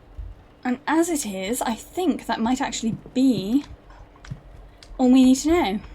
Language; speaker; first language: English; native; English